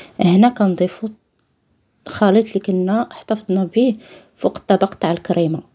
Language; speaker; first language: Arabic; native; Arabic